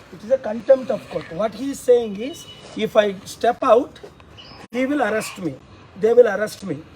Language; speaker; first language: English; non-native, local second language; Telugu